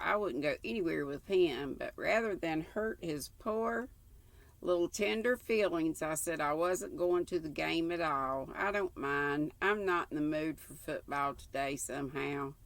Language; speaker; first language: English; native; English